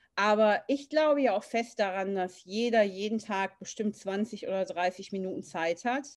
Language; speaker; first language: German; native; German